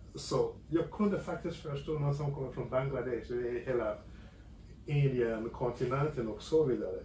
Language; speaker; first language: Swedish; non-native, fluent; French